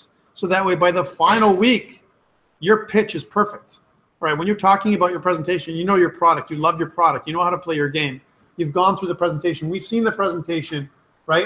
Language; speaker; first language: English; native; English